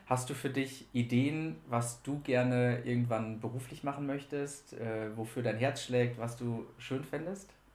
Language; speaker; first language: German; native; German